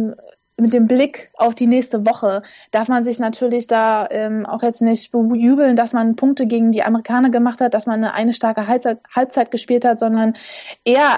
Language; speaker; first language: German; native; German